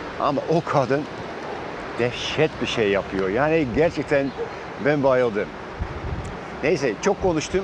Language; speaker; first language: Turkish; non-native, fluent; Dutch